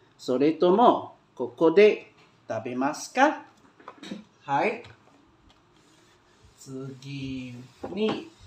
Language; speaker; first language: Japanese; non-native, learner; Malay